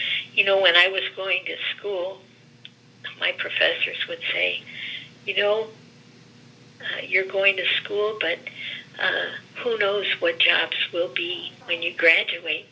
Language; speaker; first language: English; early bilingual, other home language; Greek